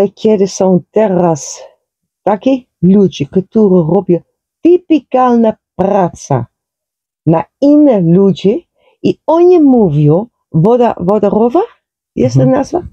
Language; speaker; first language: Polish; non-native, learner; Dutch